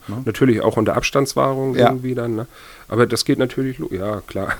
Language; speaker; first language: German; native; German